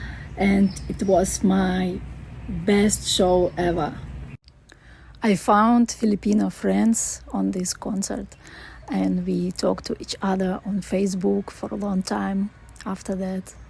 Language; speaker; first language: English; non-native, fluent; Russian